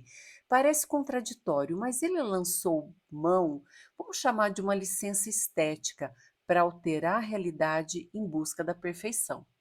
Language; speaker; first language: Portuguese; native; Portuguese